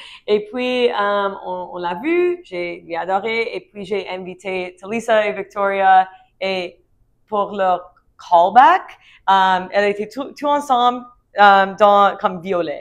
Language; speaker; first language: French; non-native, learner; English